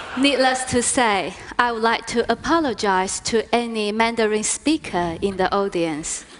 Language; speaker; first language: English; native; English